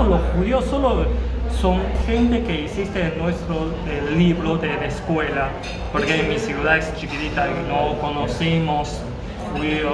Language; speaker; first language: Spanish; non-native, learner; Chinese